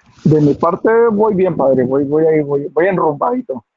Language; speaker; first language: Spanish; native; Spanish